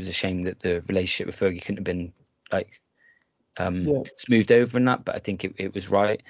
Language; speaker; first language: English; native; English